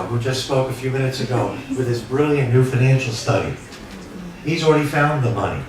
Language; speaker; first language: English; native; English